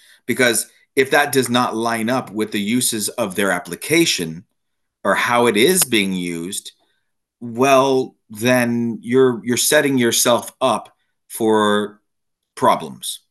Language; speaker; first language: English; native; English